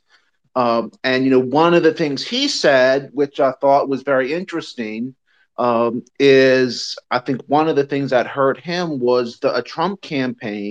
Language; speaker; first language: English; native; English